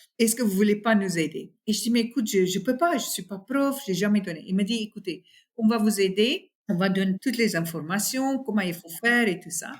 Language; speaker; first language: French; non-native, fluent; Afrikaans